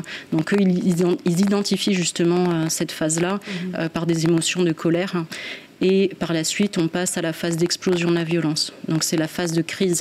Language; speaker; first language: French; native; French